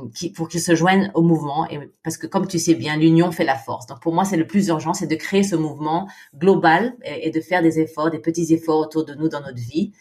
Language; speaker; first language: French; non-native, fluent; Filipino